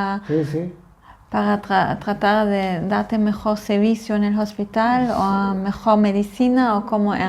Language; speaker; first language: Spanish; non-native, fluent; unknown